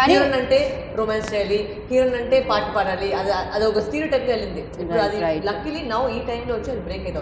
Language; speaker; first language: Telugu; non-native, fluent; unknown